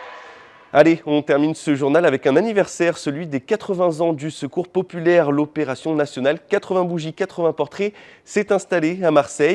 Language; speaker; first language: French; native; French